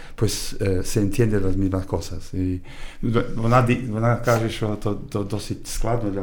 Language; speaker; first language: Spanish; non-native, fluent; English